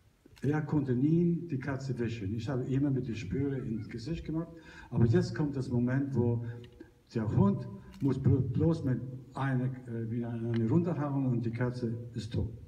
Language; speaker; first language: German; non-native, learner; Italian